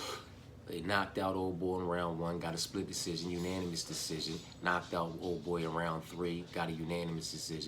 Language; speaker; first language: English; native; English